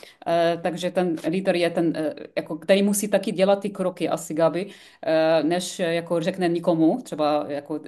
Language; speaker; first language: Czech; non-native, fluent; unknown